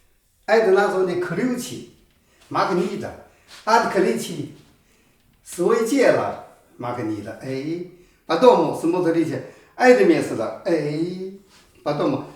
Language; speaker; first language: Russian; non-native, learner; Chinese